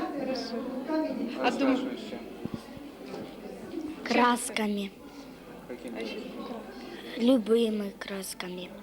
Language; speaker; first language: Russian; native; Russian